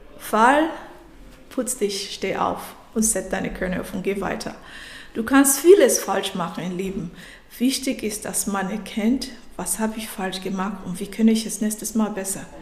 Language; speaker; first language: German; non-native, fluent; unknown